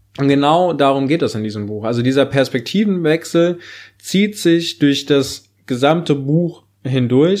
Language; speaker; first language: German; native; German